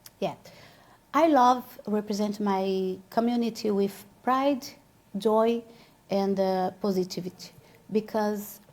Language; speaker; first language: English; non-native, learner; Portuguese